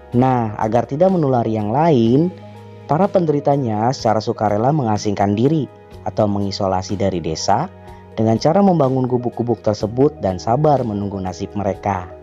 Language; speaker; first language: Indonesian; native; Indonesian